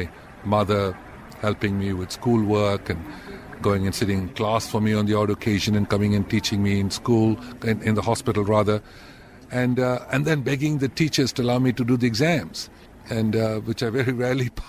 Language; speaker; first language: English; non-native, local second language; Tamil